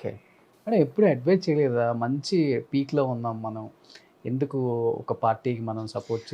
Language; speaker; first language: Telugu; native; Telugu